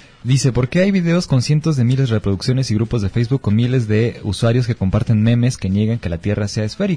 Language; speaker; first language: Spanish; native; Spanish